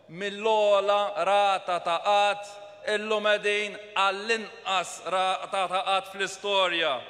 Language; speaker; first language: Maltese; native; Maltese